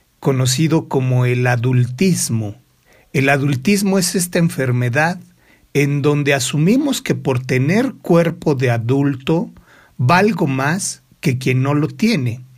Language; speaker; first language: Spanish; native; Spanish